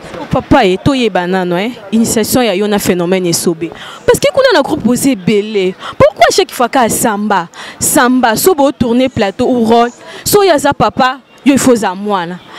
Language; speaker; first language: Lingala; native; Lingala